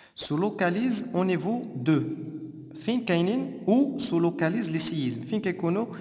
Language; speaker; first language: French; non-native, local second language; Arabic